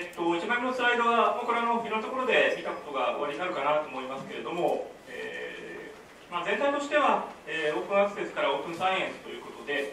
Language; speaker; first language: Japanese; native; Japanese